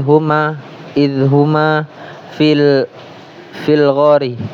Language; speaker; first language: Arabic; non-native, learner; Indonesian